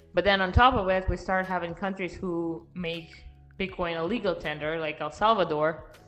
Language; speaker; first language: English; non-native, fluent; Russian